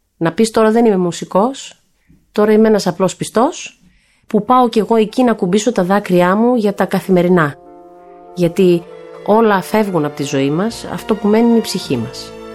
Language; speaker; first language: Greek; early bilingual, heritage; Greek